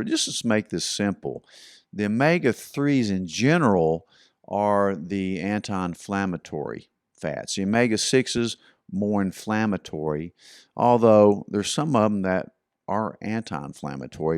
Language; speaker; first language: English; native; English